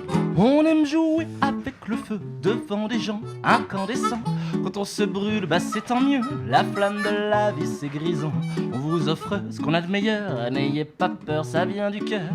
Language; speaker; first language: French; native; French